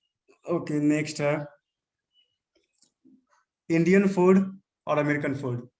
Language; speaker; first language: Hindi; native; Hindi